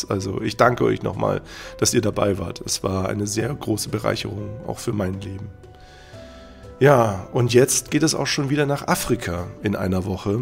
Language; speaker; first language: German; native; German